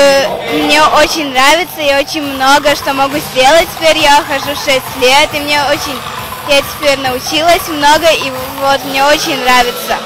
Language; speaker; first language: Russian; non-native, learner; Lithuanian